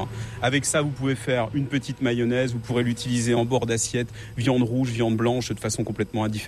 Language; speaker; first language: French; native; French